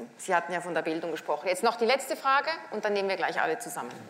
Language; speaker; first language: German; native; German